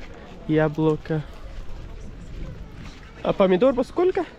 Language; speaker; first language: Russian; non-native, learner; Urdu